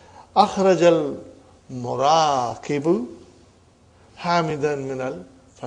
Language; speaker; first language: Arabic; non-native, fluent; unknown